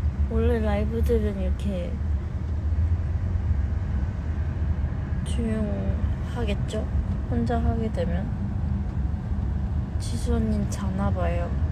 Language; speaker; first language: Korean; early bilingual, heritage; Korean